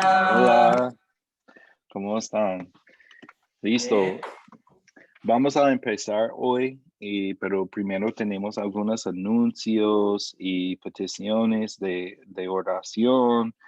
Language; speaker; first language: Spanish; non-native, fluent; English